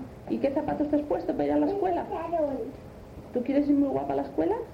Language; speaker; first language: Spanish; native; Spanish